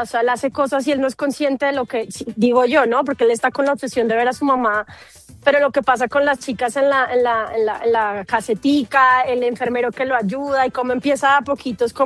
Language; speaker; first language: Spanish; native; Spanish